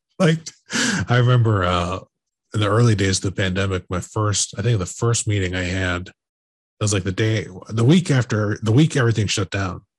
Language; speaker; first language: English; native; English